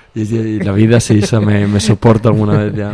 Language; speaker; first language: Spanish; native; Spanish